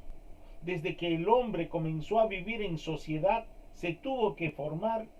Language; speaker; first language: Spanish; native; Spanish